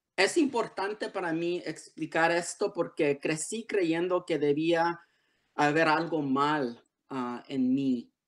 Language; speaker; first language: Spanish; early bilingual, heritage; Spanish